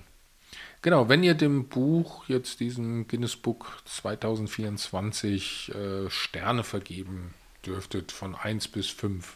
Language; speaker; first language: German; native; German